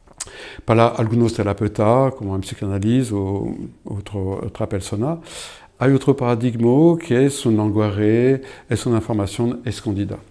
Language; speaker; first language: Spanish; non-native, fluent; French